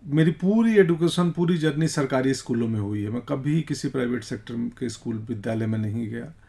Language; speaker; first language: Hindi; native; Hindi